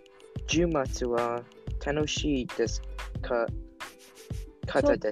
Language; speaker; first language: Japanese; non-native, learner; English